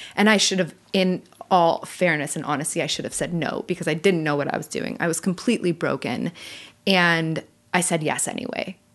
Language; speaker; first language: English; native; English